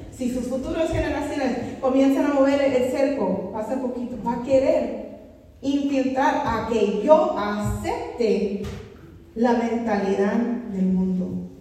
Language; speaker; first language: Spanish; non-native, fluent; English